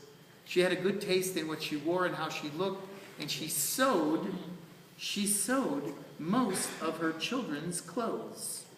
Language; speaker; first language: English; native; English